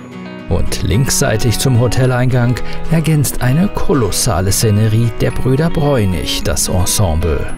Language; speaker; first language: German; native; German